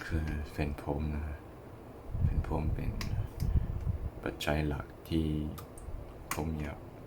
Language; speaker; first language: Thai; non-native, learner; English